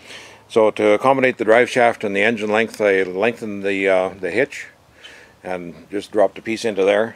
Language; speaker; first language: English; native; English